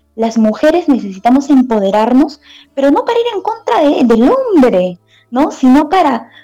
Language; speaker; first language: Spanish; native; Spanish